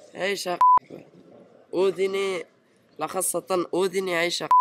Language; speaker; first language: Arabic; early bilingual, heritage; Italian